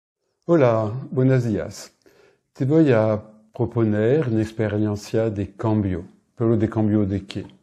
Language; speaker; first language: Spanish; non-native, fluent; French